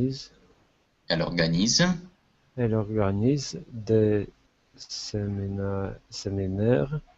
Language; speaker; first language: French; non-native, learner; Russian